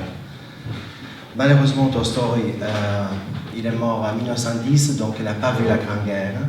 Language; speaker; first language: French; non-native, fluent; Italian